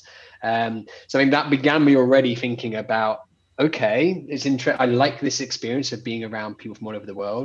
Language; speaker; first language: English; native; English